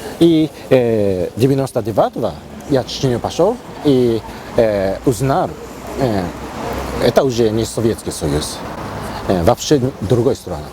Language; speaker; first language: Russian; non-native, learner; Japanese